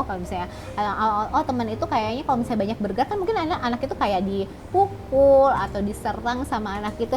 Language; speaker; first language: Indonesian; native; Indonesian